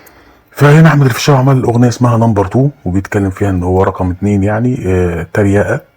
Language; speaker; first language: Arabic; native; Arabic